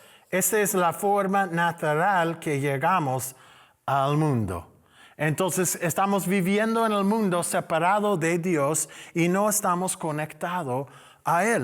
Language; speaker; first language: Spanish; non-native, learner; English